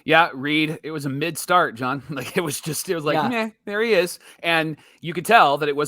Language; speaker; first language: English; native; English